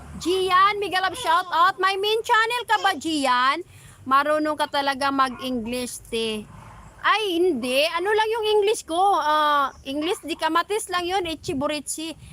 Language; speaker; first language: Filipino; non-native, local second language; Hiligaynon